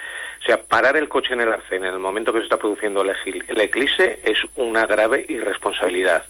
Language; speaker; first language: Spanish; native; Spanish